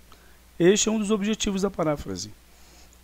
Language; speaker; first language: Portuguese; native; Portuguese